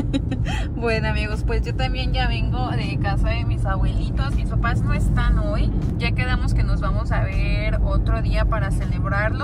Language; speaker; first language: Spanish; native; Spanish